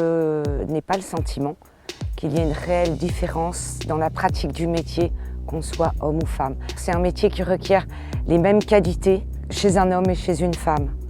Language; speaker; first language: French; native; French